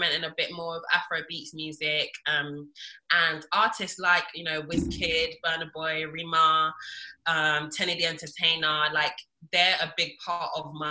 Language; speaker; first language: English; early bilingual, other home language; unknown